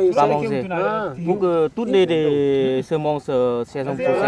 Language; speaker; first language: French; non-native, learner; Vietnamese